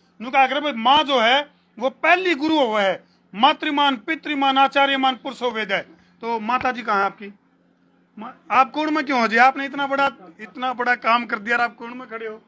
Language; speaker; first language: Hindi; native; Hindi